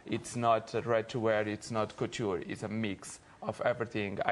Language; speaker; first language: English; non-native, fluent; Portuguese